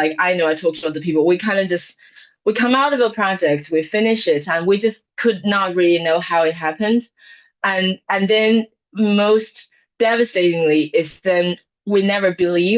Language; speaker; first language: English; non-native, fluent; Chinese